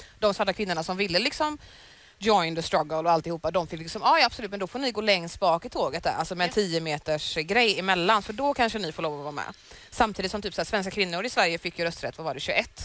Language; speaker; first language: Swedish; native; Swedish